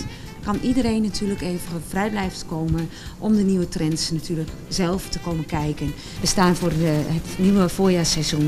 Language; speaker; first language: Dutch; native; Dutch